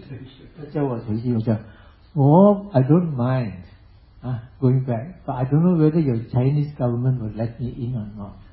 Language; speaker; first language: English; non-native, local second language; Chinese